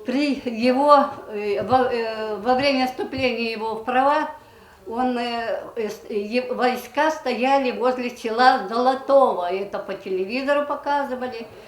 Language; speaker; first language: Russian; native; Russian